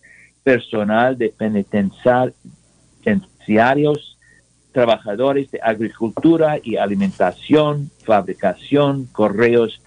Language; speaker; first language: Spanish; non-native, learner; English